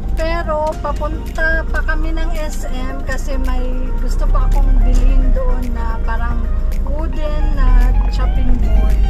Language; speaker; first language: Filipino; non-native, local second language; Cebuano